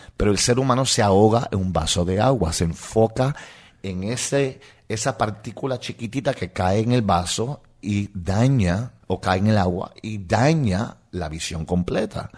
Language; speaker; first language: Spanish; non-native, local second language; English